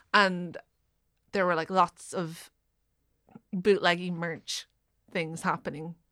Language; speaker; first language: English; native; English